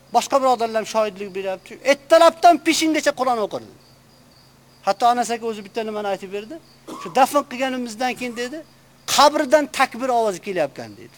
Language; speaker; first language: Uzbek; native; Uzbek